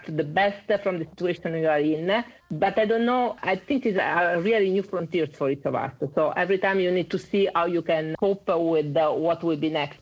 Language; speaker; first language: English; non-native, fluent; Italian